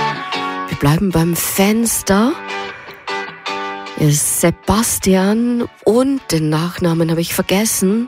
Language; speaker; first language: German; native; German